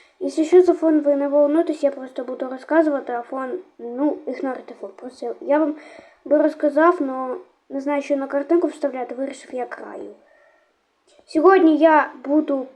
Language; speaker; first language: Ukrainian; non-native, local second language; Russian